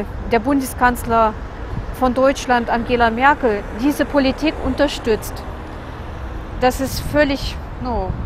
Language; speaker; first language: German; non-native, fluent; Russian